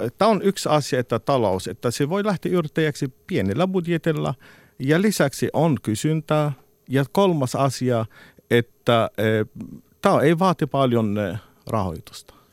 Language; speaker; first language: Finnish; non-native, fluent; Arabic